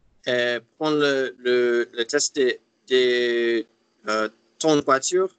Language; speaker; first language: French; non-native, learner; English